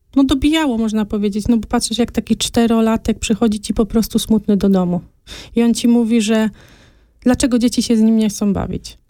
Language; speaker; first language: Polish; native; Polish